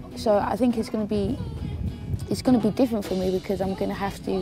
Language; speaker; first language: English; native; English